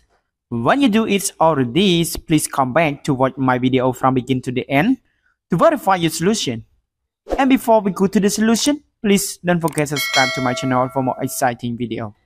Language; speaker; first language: English; non-native, learner; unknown